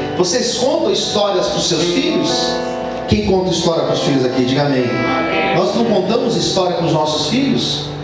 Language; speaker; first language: Portuguese; native; Portuguese